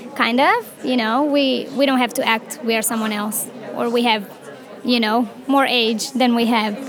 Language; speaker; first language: English; non-native, fluent; Romanian